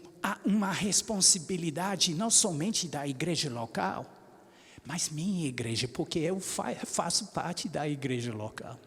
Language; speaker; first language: Portuguese; non-native, fluent; English